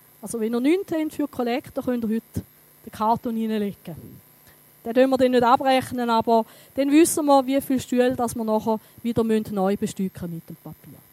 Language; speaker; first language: German; native; German